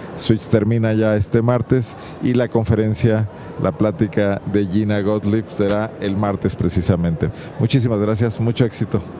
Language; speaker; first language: Spanish; native; Spanish